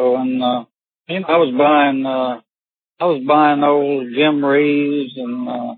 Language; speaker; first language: English; native; English